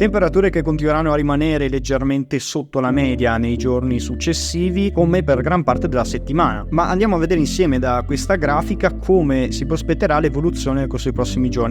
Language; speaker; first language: Italian; native; Italian